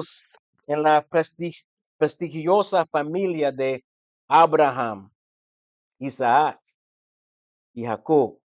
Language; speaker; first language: Spanish; non-native, fluent; English